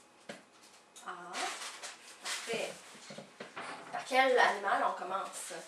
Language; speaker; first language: French; native; French